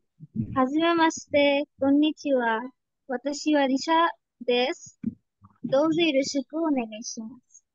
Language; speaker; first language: Japanese; non-native, learner; Bangla